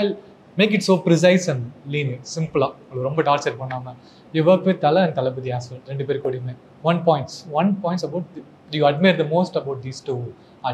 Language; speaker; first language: Tamil; native; Tamil